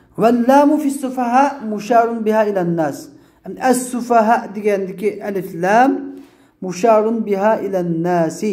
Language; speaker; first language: Arabic; non-native, fluent; Uyghur